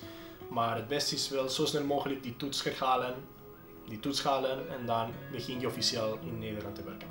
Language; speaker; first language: Dutch; non-native, fluent; Spanish